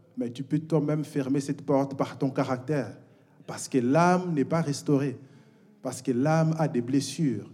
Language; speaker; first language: French; non-native, local second language; Lingala